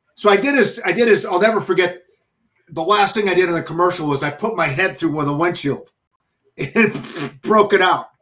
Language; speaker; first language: English; native; English